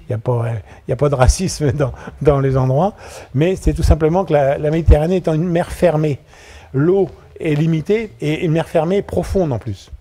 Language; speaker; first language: French; native; French